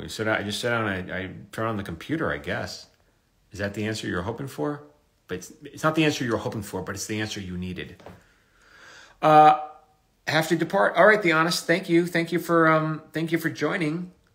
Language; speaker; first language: English; native; English